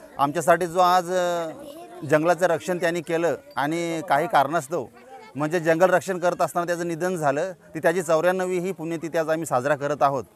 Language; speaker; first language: Marathi; non-native, local second language; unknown